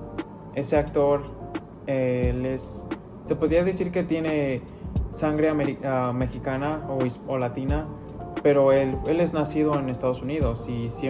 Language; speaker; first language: Spanish; early bilingual, other home language; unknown